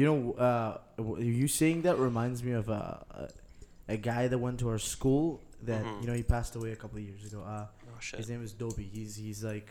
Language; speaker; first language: English; non-native, fluent; Papiamento